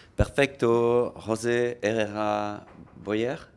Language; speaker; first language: English; non-native, fluent; French